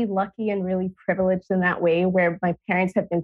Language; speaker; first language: English; non-native, local second language; Yoruba